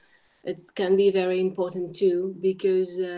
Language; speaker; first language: English; non-native, learner; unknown